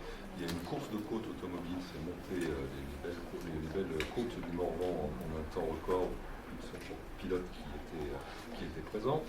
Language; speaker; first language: French; native; French